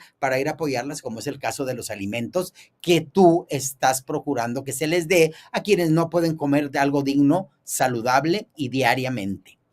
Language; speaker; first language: Spanish; native; Spanish